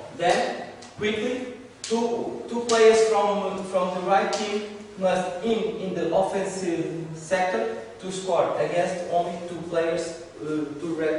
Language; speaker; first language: English; non-native, learner; Portuguese